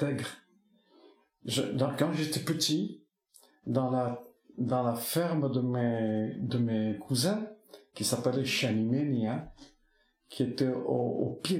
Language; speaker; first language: French; non-native, local second language; Basque